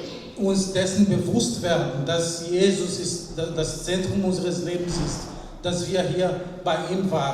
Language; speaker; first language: German; non-native, fluent; French